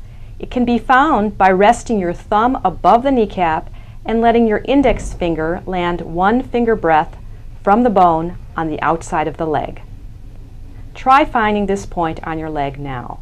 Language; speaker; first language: English; native; English